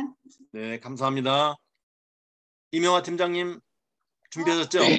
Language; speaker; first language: Korean; native; Korean